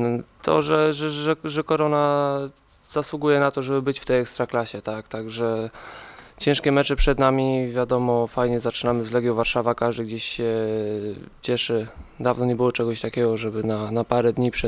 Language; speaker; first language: Polish; native; Polish